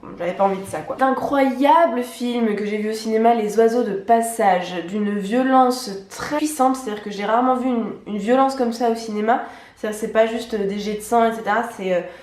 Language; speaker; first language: French; native; French